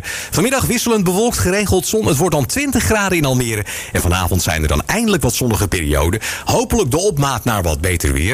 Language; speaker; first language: Dutch; native; Dutch